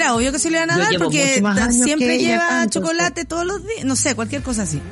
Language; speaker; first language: Spanish; native; Spanish